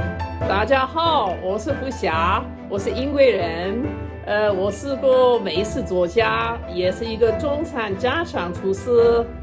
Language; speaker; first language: Chinese; non-native, fluent; English